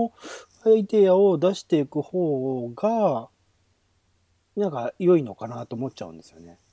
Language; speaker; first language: Japanese; native; Japanese